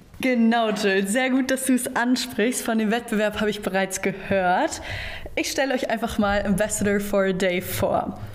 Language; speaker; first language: German; native; German